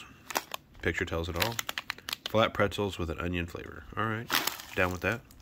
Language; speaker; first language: English; native; English